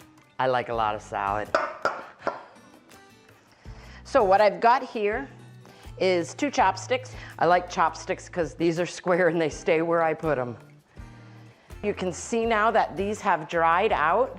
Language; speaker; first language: English; native; English